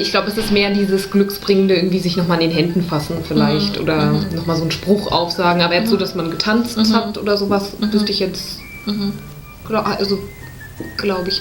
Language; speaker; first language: German; native; German